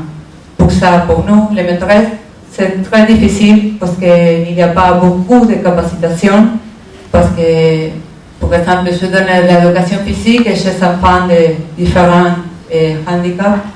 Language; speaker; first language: French; non-native, learner; Spanish